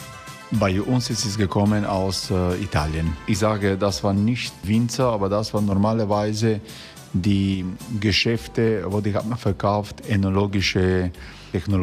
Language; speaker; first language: German; non-native, fluent; Croatian